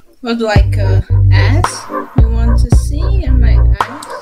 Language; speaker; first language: English; non-native, learner; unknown